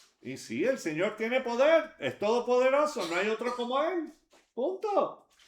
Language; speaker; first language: Spanish; native; Spanish